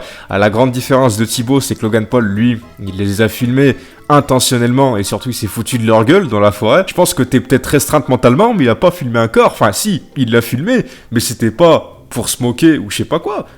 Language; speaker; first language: French; native; French